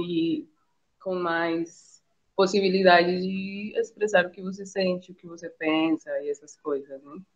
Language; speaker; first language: Portuguese; non-native, fluent; Spanish